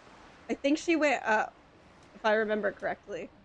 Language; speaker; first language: English; native; English